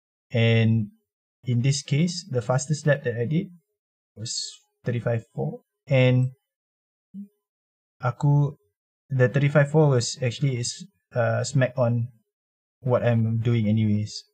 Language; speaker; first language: English; non-native, local second language; Malay